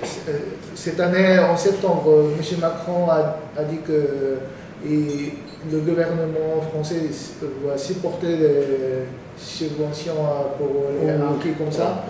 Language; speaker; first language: French; non-native, learner; Korean